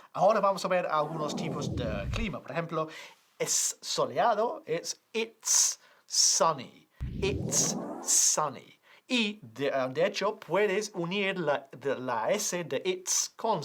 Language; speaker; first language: Spanish; non-native, fluent; English